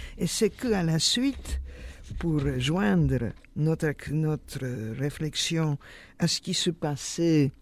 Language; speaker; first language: French; non-native, fluent; Polish